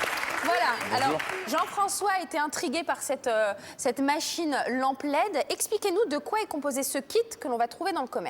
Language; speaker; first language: French; native; French